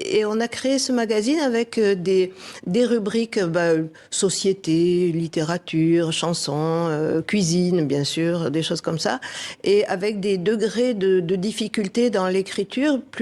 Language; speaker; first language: French; native; French